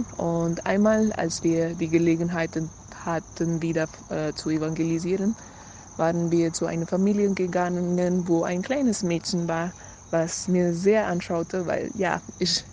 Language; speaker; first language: German; non-native, learner; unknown